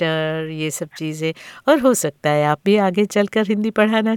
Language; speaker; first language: Hindi; native; Hindi